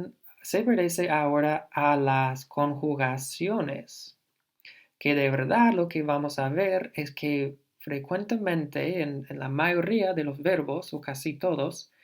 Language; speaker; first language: Spanish; non-native, fluent; English